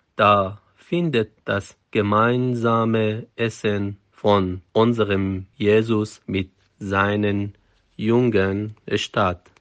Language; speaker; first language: German; non-native, fluent; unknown